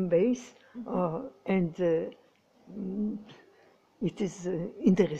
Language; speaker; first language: English; non-native, learner; Croatian